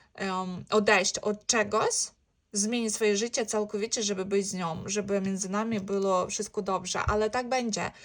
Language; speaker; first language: Polish; non-native, learner; Ukrainian